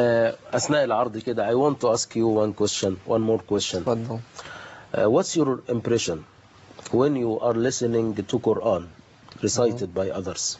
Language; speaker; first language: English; non-native, fluent; Arabic